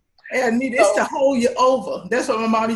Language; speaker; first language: English; native; English